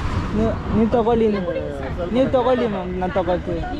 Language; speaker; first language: Kannada; non-native, local second language; Tamil